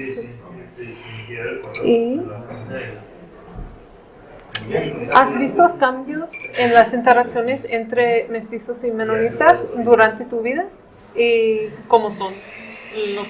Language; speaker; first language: Spanish; non-native, fluent; English